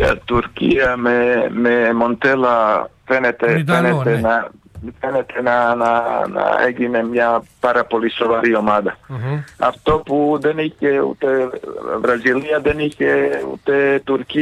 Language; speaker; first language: Greek; non-native, fluent; Serbian